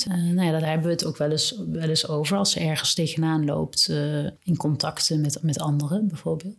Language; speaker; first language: Dutch; native; Dutch